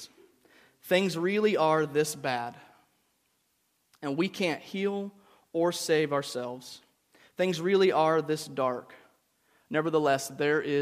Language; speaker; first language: English; native; English